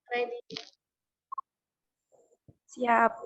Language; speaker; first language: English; non-native, learner; Indonesian